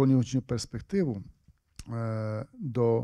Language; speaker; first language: Ukrainian; native; Ukrainian